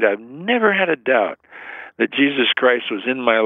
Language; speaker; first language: English; native; English